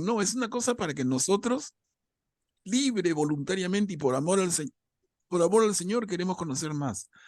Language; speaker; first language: Spanish; native; Spanish